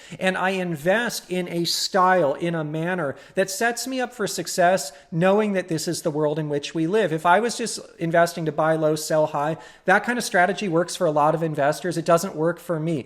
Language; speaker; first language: English; native; English